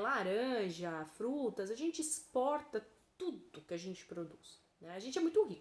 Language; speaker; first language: Portuguese; native; Portuguese